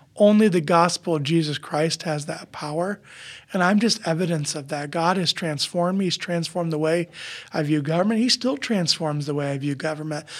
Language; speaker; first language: English; native; English